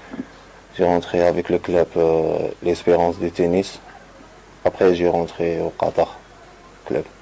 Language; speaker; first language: French; non-native, local second language; Arabic